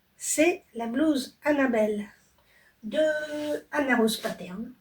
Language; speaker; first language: French; native; French